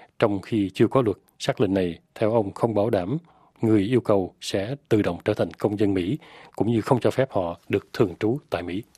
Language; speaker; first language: Vietnamese; native; Vietnamese